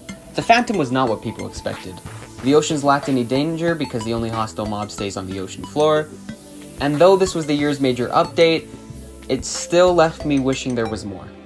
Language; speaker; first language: English; native; English